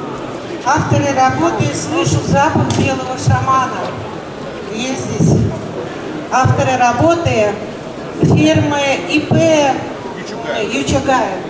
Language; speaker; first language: Russian; native; Russian